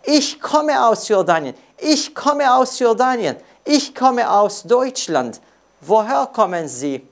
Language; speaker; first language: German; non-native, fluent; Arabic